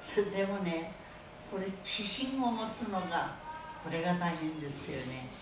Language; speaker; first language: Japanese; non-native, fluent; Korean